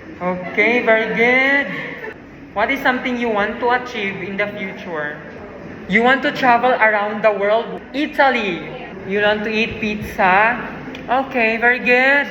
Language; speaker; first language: English; non-native, fluent; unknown